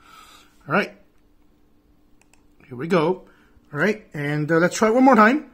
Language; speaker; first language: English; non-native, fluent; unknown